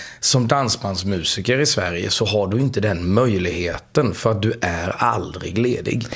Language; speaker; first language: Swedish; native; Swedish